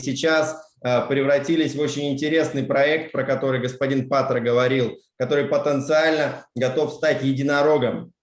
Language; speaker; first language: Russian; native; Russian